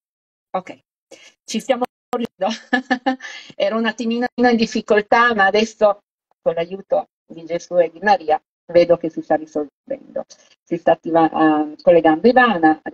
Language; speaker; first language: Italian; native; Italian